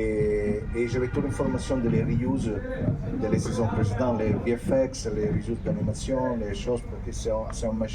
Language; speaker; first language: French; non-native, fluent; Italian